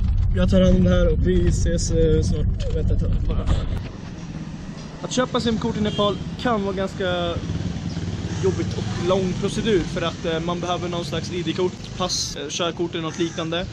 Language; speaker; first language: Swedish; early bilingual, other home language; Nepali